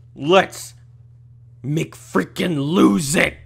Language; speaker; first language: English; native; English